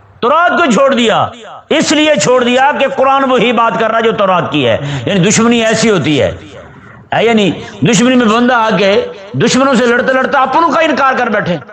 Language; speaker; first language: Urdu; non-native, local second language; Punjabi